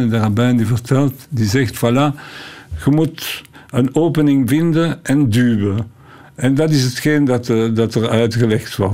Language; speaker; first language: Dutch; non-native, local second language; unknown